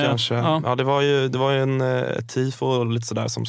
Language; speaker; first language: Swedish; native; Swedish